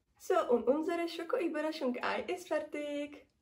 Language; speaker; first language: German; non-native, learner; Czech